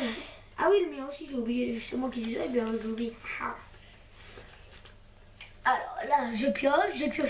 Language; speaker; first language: French; native; French